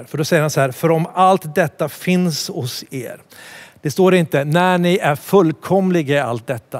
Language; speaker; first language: Swedish; native; Swedish